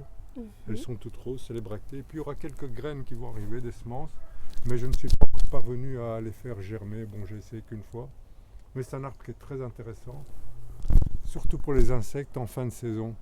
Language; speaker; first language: French; native; French